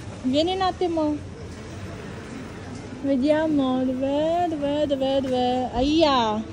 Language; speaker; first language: Italian; non-native, fluent; Filipino